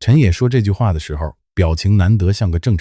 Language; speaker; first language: Chinese; native; Chinese